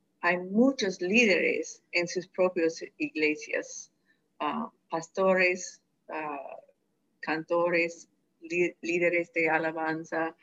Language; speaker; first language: Spanish; non-native, fluent; English